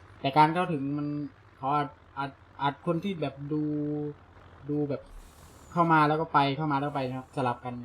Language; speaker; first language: Thai; native; Thai